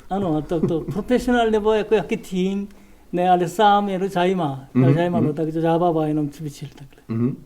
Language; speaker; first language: Czech; non-native, learner; Korean